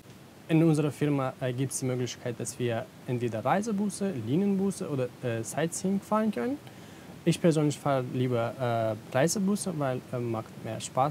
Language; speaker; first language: German; non-native, learner; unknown